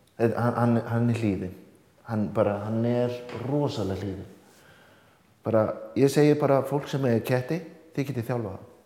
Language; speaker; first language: Icelandic; early bilingual, other home language; Indonesian